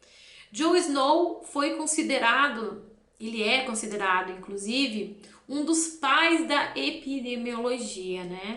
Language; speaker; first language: Portuguese; native; Portuguese